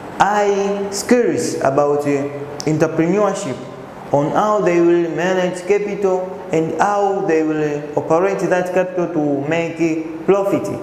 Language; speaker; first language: English; non-native, local second language; Swahili